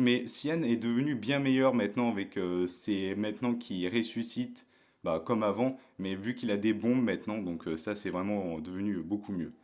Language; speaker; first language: French; native; French